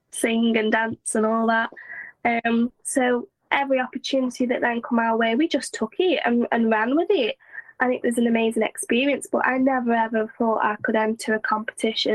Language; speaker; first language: English; native; English